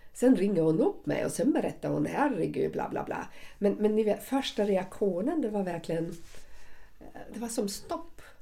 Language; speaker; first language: Swedish; non-native, fluent; German